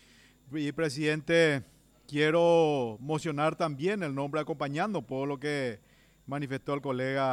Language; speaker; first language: Spanish; native; Spanish